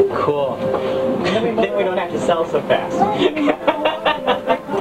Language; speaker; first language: English; native; English